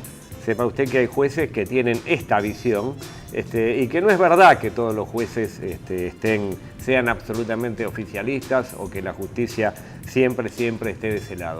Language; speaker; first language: Spanish; native; Spanish